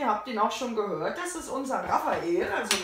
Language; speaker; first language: German; native; German